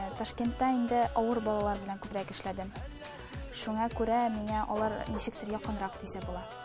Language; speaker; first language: Tatar; early bilingual, heritage; Tatar